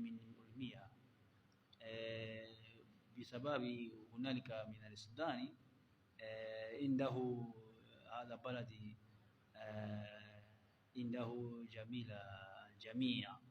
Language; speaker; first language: Arabic; non-native, learner; Kinyarwanda